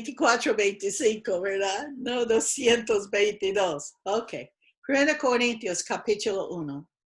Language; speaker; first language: Spanish; non-native, fluent; English